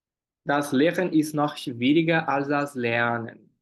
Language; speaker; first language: German; non-native, fluent; Portuguese